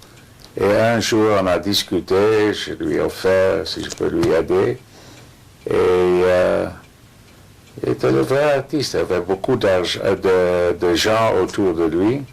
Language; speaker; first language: French; non-native, fluent; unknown